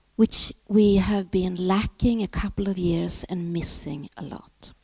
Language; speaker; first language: English; non-native, fluent; Swedish